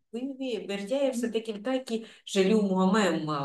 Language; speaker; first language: French; non-native, fluent; Russian